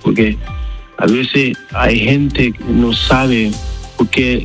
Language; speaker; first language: Spanish; non-native, learner; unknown